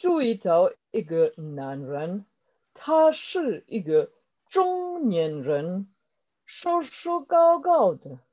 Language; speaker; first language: Chinese; non-native, learner; French